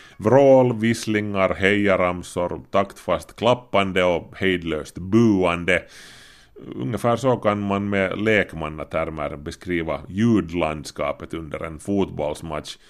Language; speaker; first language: Swedish; native; Swedish